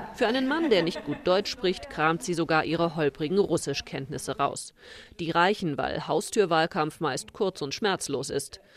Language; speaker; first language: German; native; German